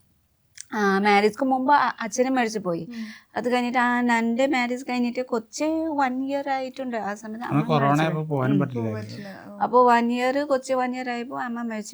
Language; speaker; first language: Malayalam; non-native, fluent; Nepali